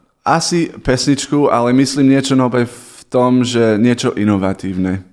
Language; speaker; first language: Slovak; non-native, fluent; English